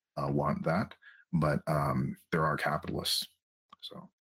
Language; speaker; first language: English; native; English